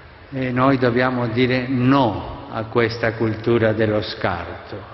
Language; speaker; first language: Italian; non-native, fluent; Spanish